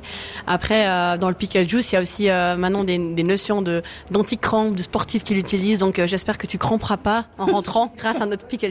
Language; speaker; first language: French; native; French